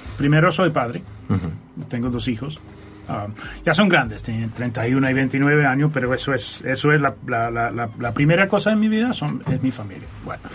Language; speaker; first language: Spanish; non-native, fluent; Dutch